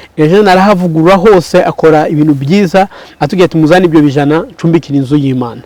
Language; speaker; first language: Kinyarwanda; early bilingual, heritage; Kinyarwanda